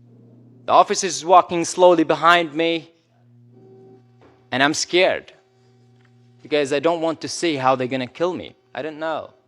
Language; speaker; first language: English; non-native, local second language; Arabic